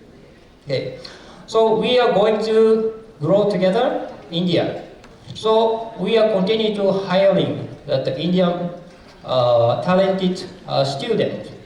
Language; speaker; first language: English; non-native, fluent; Japanese